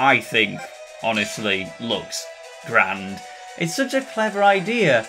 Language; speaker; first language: English; native; English